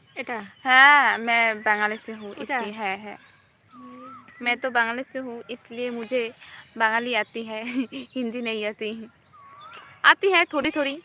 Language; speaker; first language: Hindi; non-native, learner; Bangla